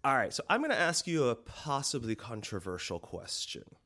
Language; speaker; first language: English; early bilingual, other home language; Spanish